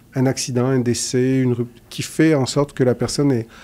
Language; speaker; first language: French; native; French